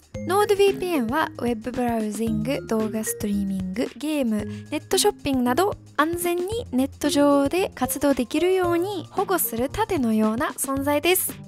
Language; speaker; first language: Japanese; non-native, fluent; English